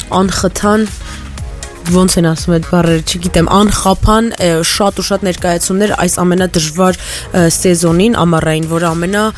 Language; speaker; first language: Armenian; native; Armenian